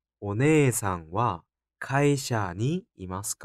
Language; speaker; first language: Japanese; non-native, learner; Korean